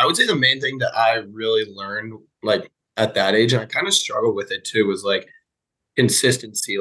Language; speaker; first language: English; native; English